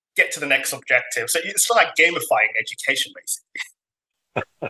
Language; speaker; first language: English; non-native, fluent; Somali